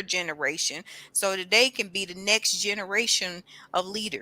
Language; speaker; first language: English; native; English